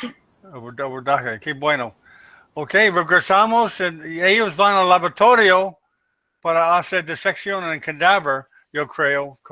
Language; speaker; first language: Spanish; non-native, learner; English